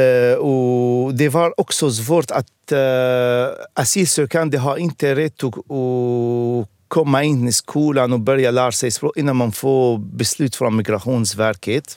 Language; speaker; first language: Swedish; non-native, fluent; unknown